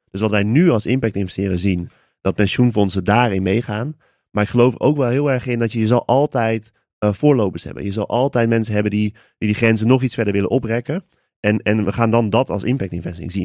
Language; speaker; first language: Dutch; native; Dutch